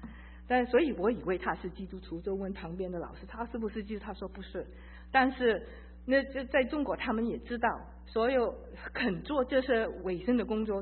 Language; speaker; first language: Chinese; early bilingual, heritage; Chinese